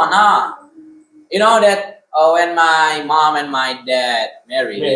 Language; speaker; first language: English; non-native, learner; Indonesian